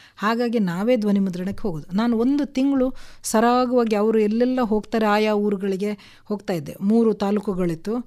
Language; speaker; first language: Kannada; non-native, local second language; Konkani